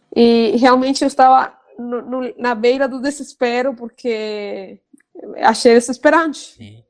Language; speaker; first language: Portuguese; non-native, fluent; Spanish